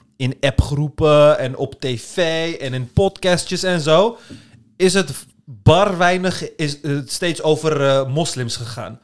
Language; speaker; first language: Dutch; early bilingual, other home language; Turkish